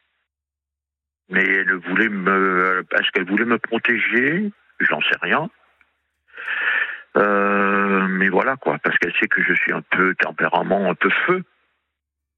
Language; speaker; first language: French; native; French